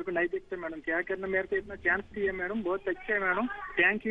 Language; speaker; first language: Hindi; native; Hindi